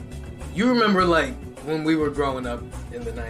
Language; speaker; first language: English; native; English